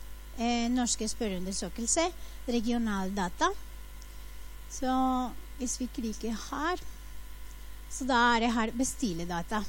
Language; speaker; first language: Norwegian; non-native, fluent; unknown